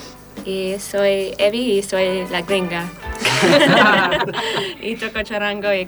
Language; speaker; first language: Spanish; non-native, fluent; English